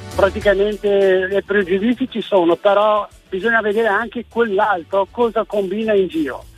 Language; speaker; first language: Italian; non-native, fluent; Arabic